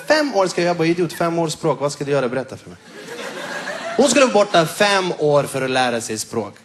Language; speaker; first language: Swedish; early bilingual, other home language; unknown